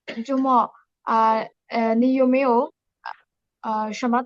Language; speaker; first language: Chinese; non-native, learner; Burmese